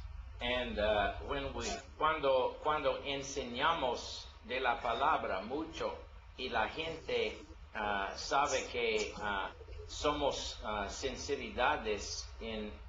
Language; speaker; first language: Spanish; non-native, learner; English